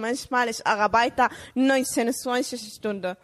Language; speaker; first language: German; non-native, learner; Arabic